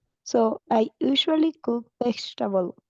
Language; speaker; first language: English; non-native, learner; Spanish